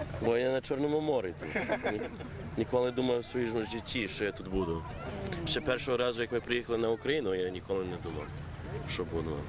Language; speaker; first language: Ukrainian; early bilingual, heritage; Ukrainian